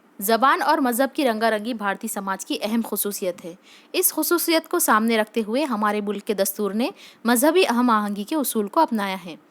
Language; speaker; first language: Urdu; native; Urdu